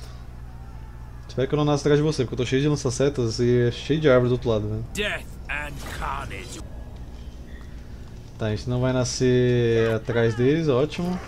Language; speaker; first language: Portuguese; native; Portuguese